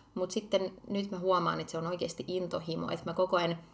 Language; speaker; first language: Finnish; early bilingual, other home language; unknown